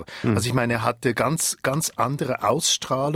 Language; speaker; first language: German; native; German